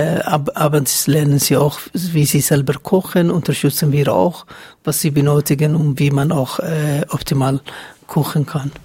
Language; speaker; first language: German; non-native, fluent; Somali